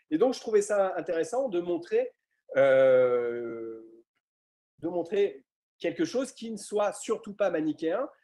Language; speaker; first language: French; native; French